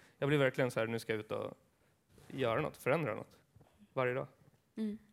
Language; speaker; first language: Swedish; early bilingual, other home language; Kurdish